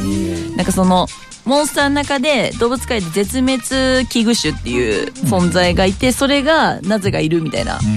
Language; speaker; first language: Japanese; native; Japanese